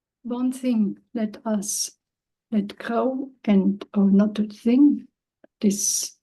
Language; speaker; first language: English; non-native, learner; German